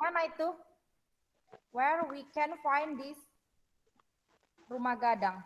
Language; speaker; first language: English; non-native, learner; Indonesian